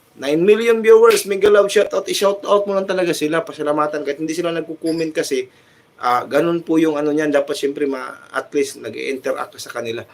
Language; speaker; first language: Filipino; non-native, local second language; Cebuano